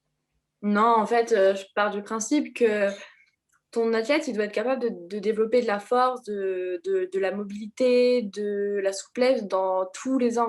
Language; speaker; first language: French; native; French